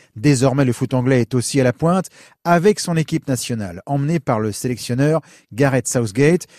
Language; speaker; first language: French; native; French